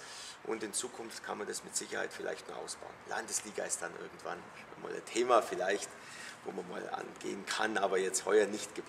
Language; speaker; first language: German; native; German